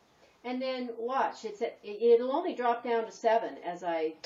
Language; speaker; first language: English; native; English